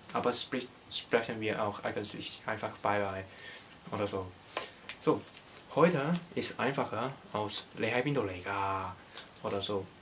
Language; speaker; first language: German; non-native, learner; Cantonese